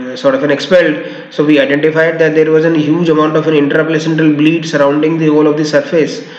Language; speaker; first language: English; non-native, local second language; Hindi